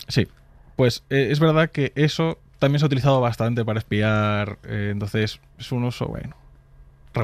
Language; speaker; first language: Spanish; native; Spanish